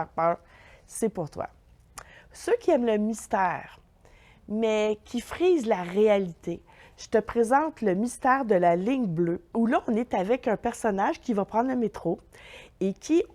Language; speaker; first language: French; native; French